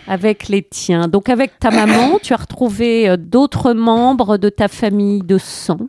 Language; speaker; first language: French; native; French